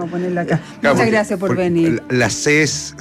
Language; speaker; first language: Spanish; native; Spanish